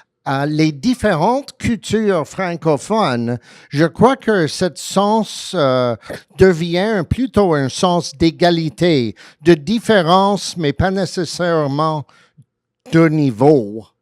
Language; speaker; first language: French; early bilingual, heritage; French